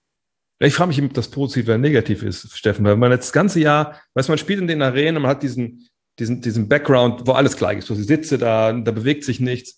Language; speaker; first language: German; native; German